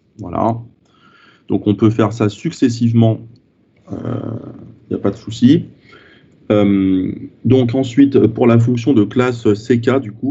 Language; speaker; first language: French; native; French